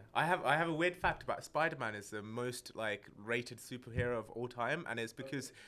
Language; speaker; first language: English; early bilingual, other home language; Malayalam